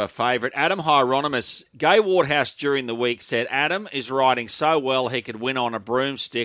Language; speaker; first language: English; native; English